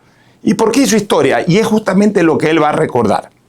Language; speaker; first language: Spanish; native; Spanish